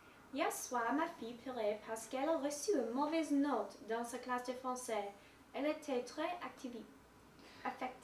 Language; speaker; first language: French; non-native, learner; English